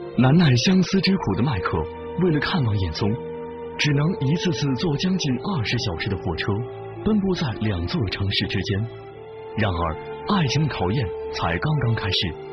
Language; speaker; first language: Chinese; native; Chinese